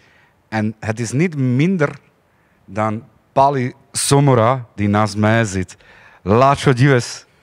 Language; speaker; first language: Dutch; non-native, fluent; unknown